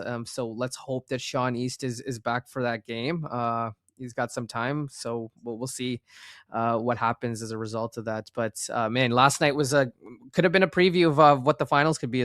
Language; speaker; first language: English; native; English